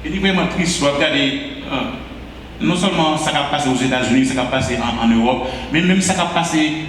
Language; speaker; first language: French; non-native, local second language; Haitian Creole